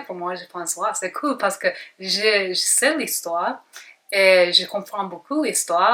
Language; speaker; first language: French; non-native, learner; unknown